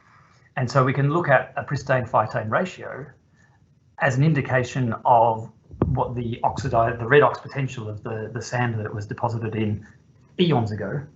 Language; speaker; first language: English; native; English